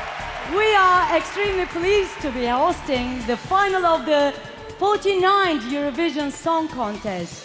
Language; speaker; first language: English; non-native, fluent; Turkish